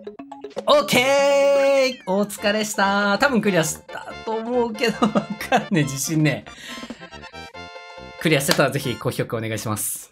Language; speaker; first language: Japanese; native; Japanese